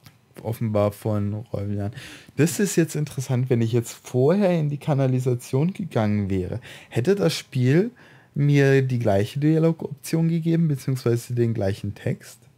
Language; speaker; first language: German; native; German